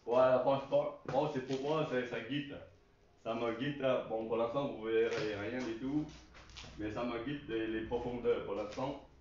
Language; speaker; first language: French; non-native, learner; Chinese